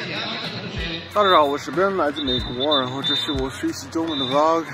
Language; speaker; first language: Chinese; non-native, fluent; English